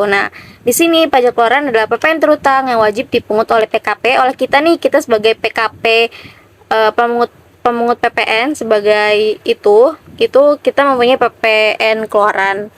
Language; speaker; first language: Indonesian; native; Indonesian